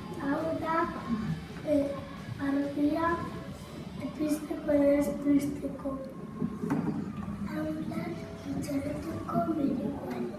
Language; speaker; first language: Basque; non-native, local second language; Spanish